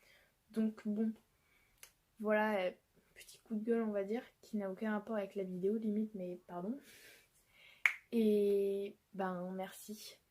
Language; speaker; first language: French; native; French